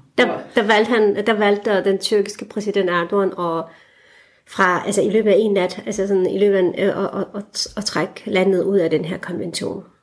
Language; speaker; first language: Danish; early bilingual, other home language; Turkish